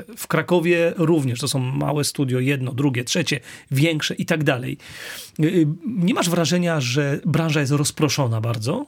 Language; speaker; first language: Polish; native; Polish